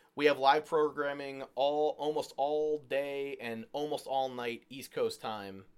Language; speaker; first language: English; native; English